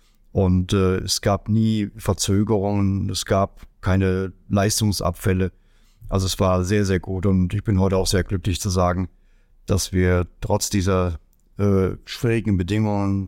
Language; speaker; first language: German; native; German